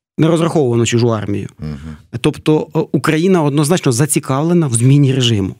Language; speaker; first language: Ukrainian; native; Ukrainian